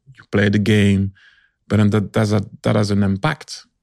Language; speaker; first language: English; early bilingual, other home language; French